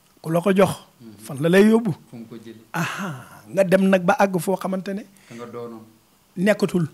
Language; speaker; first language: Wolof; native; Wolof